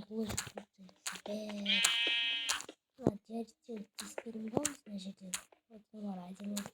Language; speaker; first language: Russian; non-native, local second language; Kazakh